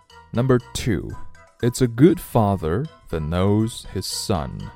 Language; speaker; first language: English; non-native, fluent; Chinese